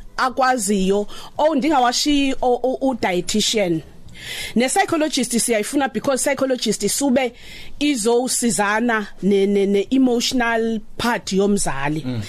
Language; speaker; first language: Zulu; non-native, local second language; Xhosa